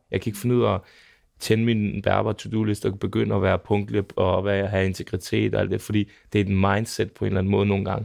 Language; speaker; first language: Danish; early bilingual, other home language; Serbian